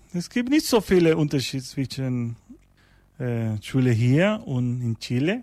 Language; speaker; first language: German; non-native, learner; Spanish